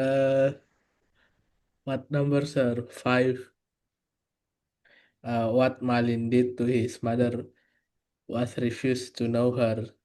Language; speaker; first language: English; non-native, learner; Indonesian